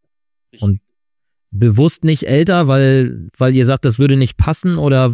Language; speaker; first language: German; native; German